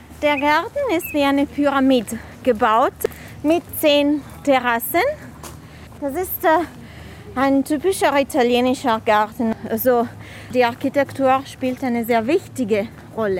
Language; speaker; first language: German; non-native, fluent; Italian